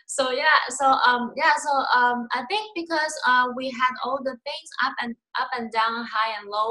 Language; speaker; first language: English; non-native, fluent; Chinese